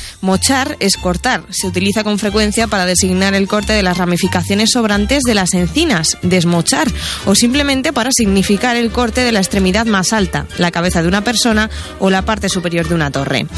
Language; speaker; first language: Spanish; native; Spanish